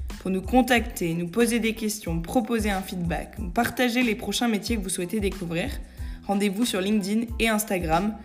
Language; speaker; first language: French; native; French